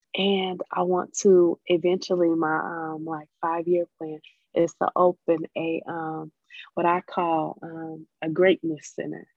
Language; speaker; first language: English; native; English